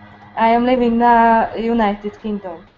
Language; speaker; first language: English; non-native, learner; Hungarian